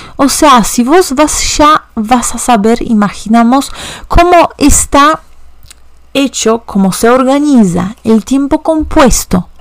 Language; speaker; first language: Spanish; non-native, fluent; Polish